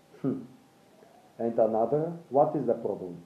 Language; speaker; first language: English; non-native, learner; Bulgarian